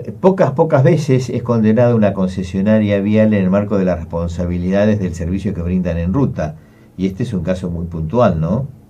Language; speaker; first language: Spanish; native; Spanish